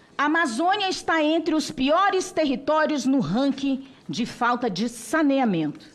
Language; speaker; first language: Portuguese; non-native, local second language; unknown